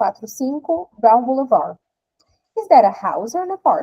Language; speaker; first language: English; non-native, fluent; Portuguese